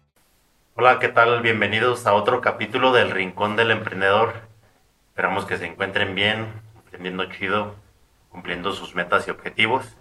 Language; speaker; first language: Spanish; native; Spanish